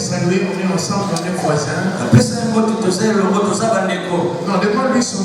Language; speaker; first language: French; non-native, local second language; Lingala